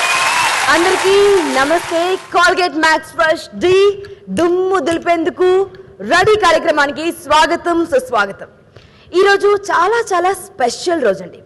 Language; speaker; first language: Telugu; native; Telugu